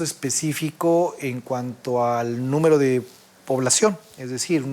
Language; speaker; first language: Spanish; native; Spanish